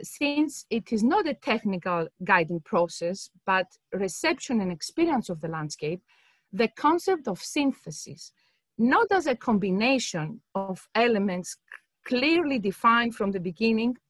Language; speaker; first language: English; non-native, fluent; Greek